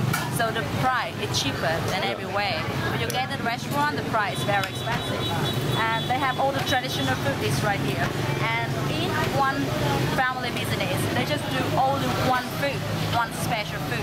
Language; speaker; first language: English; non-native, learner; Vietnamese